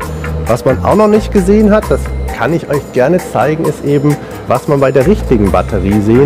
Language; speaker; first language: German; native; German